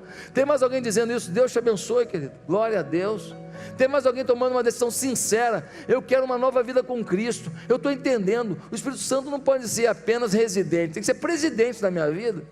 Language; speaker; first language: Portuguese; native; Portuguese